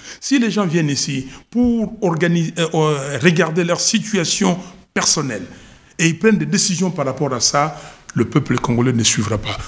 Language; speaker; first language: French; non-native, local second language; Lingala